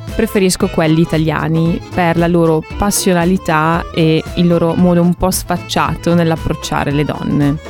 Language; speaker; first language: Italian; non-native, fluent; Russian